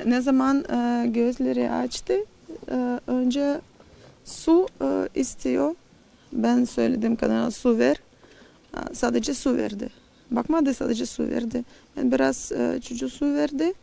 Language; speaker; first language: Turkish; non-native, learner; Russian